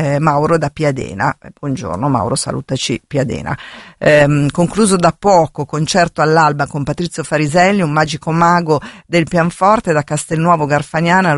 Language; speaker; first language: Italian; native; Italian